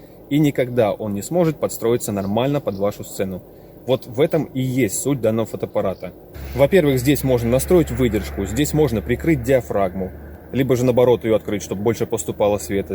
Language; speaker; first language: Russian; native; Russian